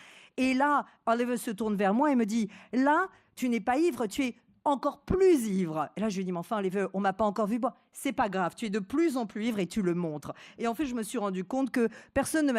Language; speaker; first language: French; native; French